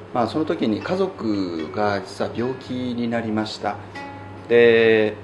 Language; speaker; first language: Japanese; native; Japanese